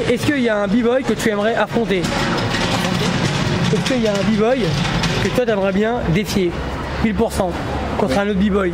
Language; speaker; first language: French; native; French